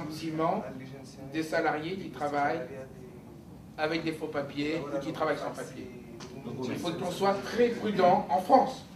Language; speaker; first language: French; native; French